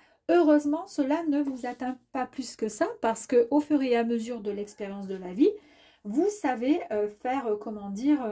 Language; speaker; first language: French; native; French